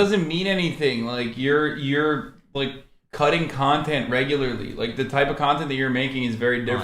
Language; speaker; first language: English; native; English